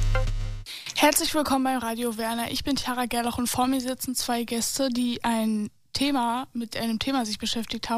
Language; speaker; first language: German; native; German